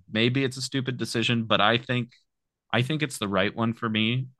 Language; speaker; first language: English; native; English